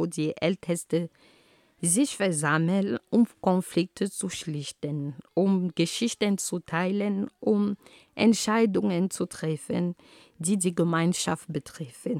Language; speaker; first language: German; non-native, fluent; Ghomala